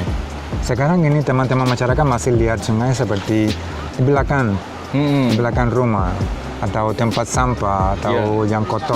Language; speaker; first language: Indonesian; non-native, fluent; Spanish